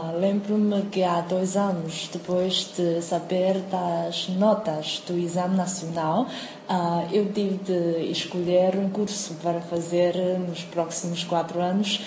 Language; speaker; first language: Portuguese; non-native, fluent; Chinese